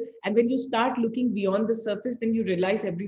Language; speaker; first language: English; non-native, local second language; Hindi